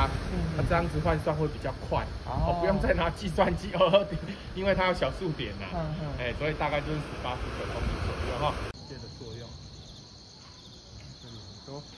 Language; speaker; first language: Chinese; native; Chinese